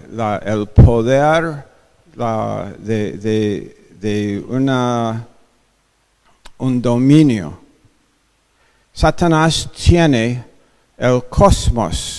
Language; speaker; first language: Spanish; non-native, fluent; English